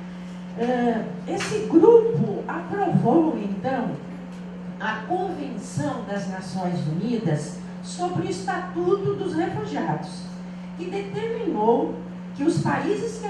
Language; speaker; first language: Portuguese; native; Portuguese